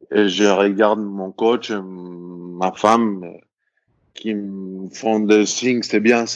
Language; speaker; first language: French; non-native, fluent; Greek